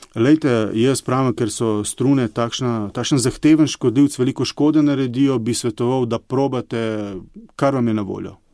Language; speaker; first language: Slovenian; early bilingual, other home language; Bosnian